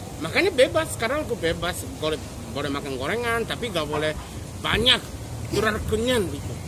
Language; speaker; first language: Indonesian; non-native, fluent; Japanese